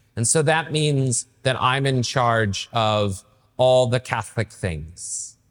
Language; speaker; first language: English; native; English